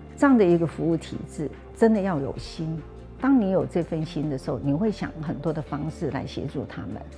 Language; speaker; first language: Chinese; non-native, local second language; Hakka Chinese